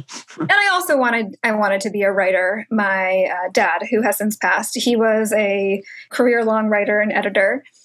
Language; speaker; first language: English; native; English